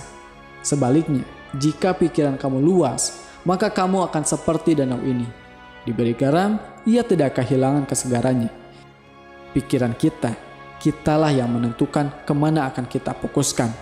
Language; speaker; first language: Indonesian; native; Indonesian